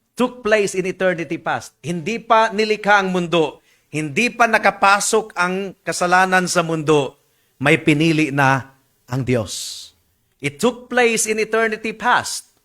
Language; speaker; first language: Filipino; non-native, local second language; Cebuano